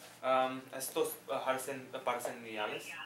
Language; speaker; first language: Spanish; non-native, learner; English